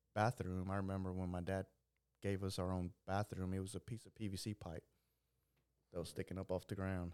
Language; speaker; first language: English; early bilingual, other home language; Spanish